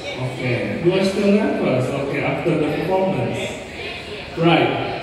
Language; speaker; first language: English; non-native, fluent; Indonesian